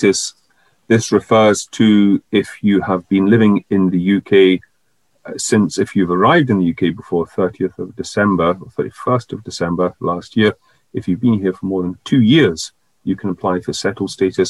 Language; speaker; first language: English; native; English